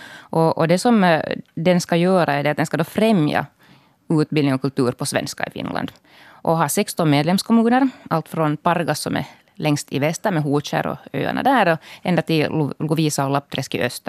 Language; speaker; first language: Swedish; native; Swedish